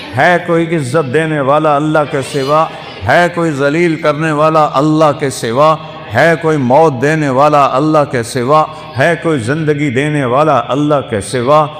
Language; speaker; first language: Urdu; non-native, local second language; Saraiki